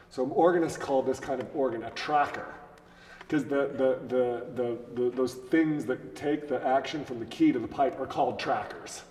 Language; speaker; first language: English; native; English